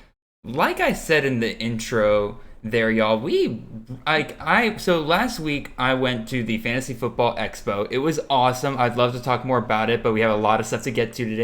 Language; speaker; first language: English; native; English